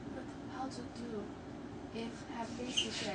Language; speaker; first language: English; non-native, local second language; Chinese